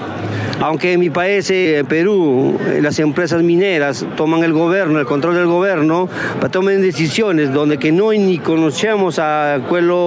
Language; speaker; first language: Italian; non-native, learner; Spanish